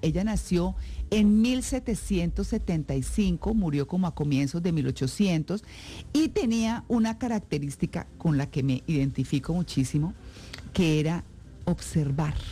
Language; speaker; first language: Spanish; native; Spanish